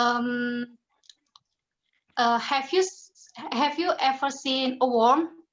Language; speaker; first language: English; non-native, learner; Indonesian